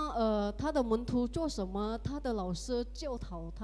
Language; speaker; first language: Chinese; early bilingual, heritage; Indonesian